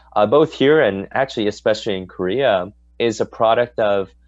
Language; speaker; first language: English; native; English